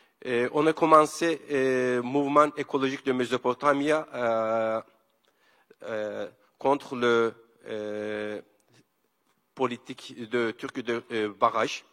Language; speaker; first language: French; non-native, learner; Kurdish